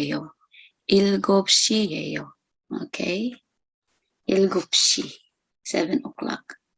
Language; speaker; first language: Korean; non-native, local second language; Filipino